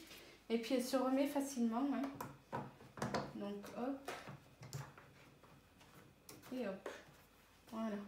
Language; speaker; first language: French; native; French